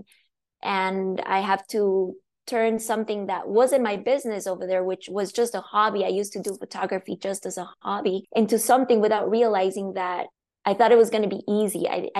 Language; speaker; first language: English; non-native, fluent; Spanish